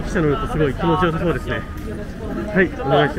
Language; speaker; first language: Japanese; native; Japanese